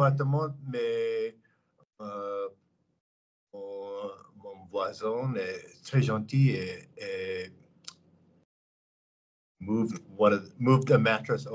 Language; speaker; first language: French; non-native, learner; English